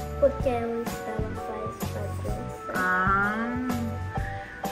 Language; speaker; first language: Portuguese; early bilingual, heritage; Portuguese